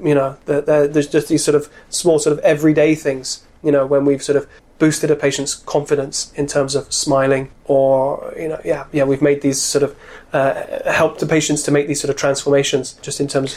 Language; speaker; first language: English; native; English